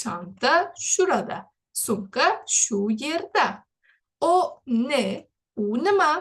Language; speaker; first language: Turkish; non-native, fluent; Uzbek